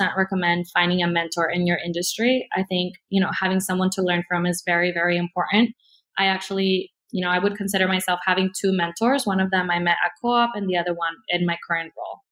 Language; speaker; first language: English; early bilingual, other home language; Spanish